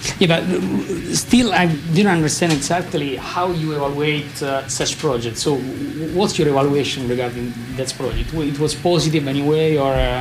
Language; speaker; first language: English; non-native, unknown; Italian